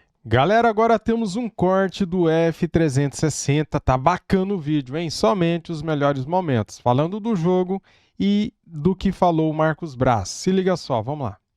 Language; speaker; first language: Portuguese; native; Portuguese